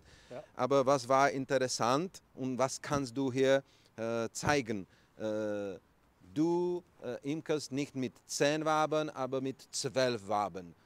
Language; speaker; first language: German; non-native, learner; Czech